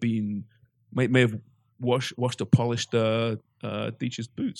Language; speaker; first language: English; native; English